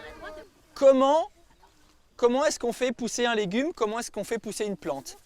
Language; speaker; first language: French; native; French